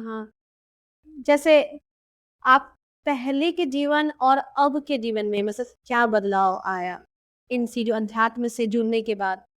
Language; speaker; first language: Hindi; native; Hindi